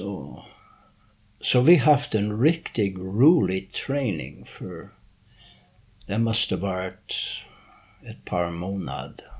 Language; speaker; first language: Swedish; early bilingual, heritage; English